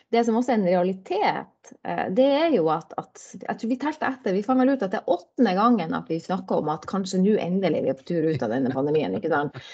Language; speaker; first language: Norwegian; native; Norwegian